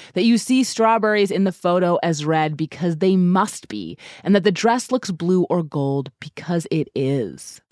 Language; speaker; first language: English; non-native, fluent; German